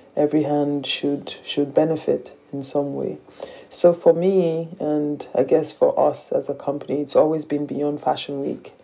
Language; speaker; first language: English; non-native, local second language; Yoruba